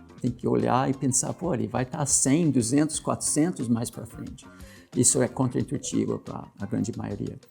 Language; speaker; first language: Portuguese; non-native, fluent; English